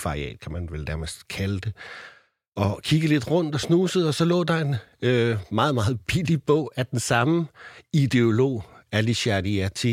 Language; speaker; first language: Danish; native; Danish